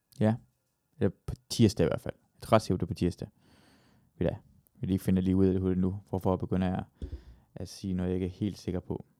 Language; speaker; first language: Danish; early bilingual, other home language; Persian